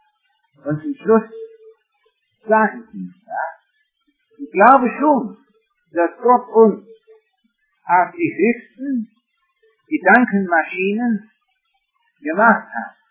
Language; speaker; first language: German; non-native, fluent; English